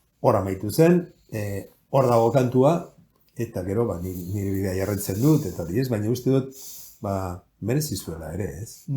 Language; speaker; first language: Basque; native; Basque